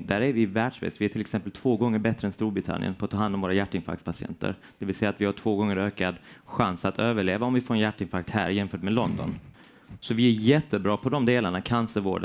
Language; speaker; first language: Swedish; native; Swedish